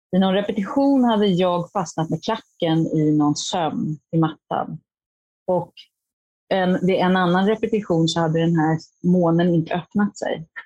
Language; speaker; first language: Swedish; native; Swedish